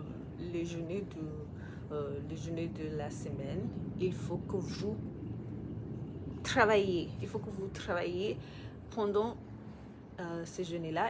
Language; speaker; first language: French; non-native, learner; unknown